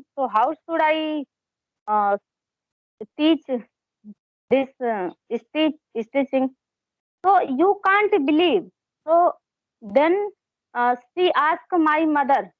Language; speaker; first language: English; non-native, learner; Hindi